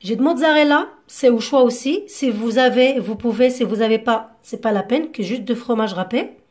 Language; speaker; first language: French; non-native, local second language; Arabic